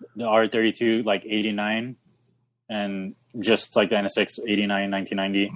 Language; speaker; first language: English; native; English